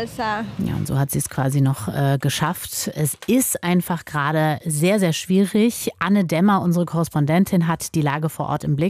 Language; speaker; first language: German; native; German